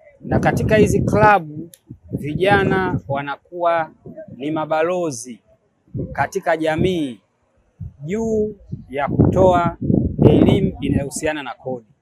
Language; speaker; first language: Swahili; native; Swahili